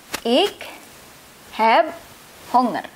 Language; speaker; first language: Dutch; non-native, fluent; Indonesian